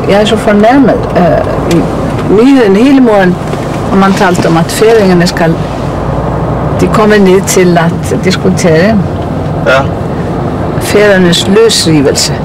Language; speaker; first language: Danish; non-native, fluent; Icelandic